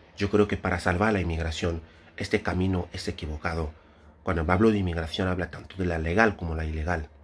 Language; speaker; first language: Spanish; non-native, fluent; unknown